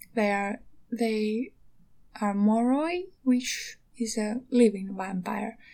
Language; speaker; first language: English; non-native, learner; Ukrainian